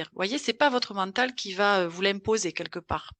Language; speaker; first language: French; native; French